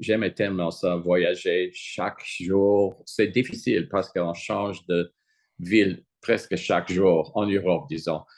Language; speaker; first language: French; non-native, fluent; English